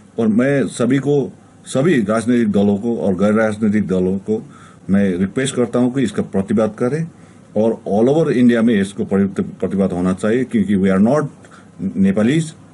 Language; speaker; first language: Hindi; non-native, local second language; Nepali